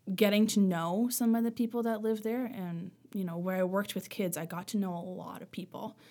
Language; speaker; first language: English; native; English